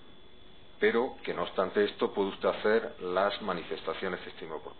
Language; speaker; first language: Spanish; native; Spanish